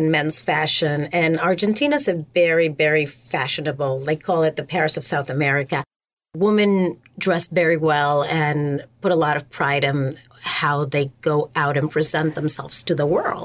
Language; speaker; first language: English; non-native, fluent; Spanish